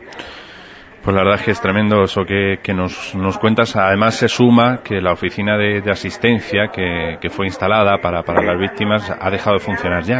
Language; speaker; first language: Spanish; native; Spanish